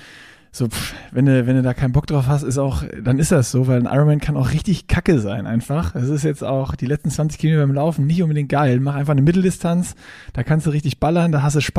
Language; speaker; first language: German; native; German